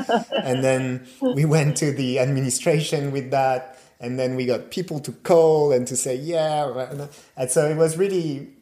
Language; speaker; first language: English; non-native, fluent; French